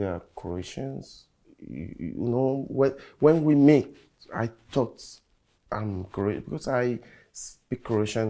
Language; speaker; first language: English; non-native, local second language; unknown